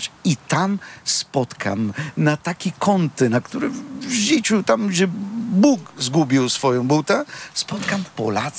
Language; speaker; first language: Polish; non-native, fluent; Italian